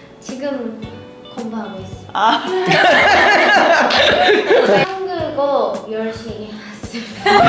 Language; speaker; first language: Korean; non-native, learner; Japanese